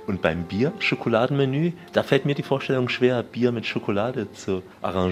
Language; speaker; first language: German; native; German